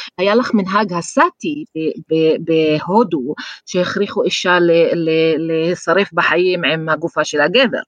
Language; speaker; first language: Hebrew; non-native, local second language; Arabic